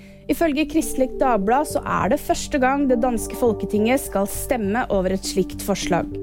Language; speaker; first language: Norwegian; native; Norwegian